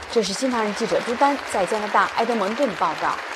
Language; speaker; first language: Chinese; native; Chinese